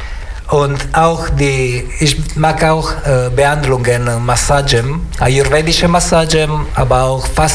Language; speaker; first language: German; non-native, learner; Italian